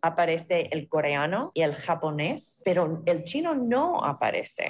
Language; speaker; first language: Spanish; non-native, fluent; English